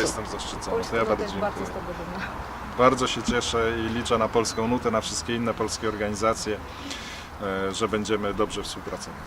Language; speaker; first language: Polish; native; Polish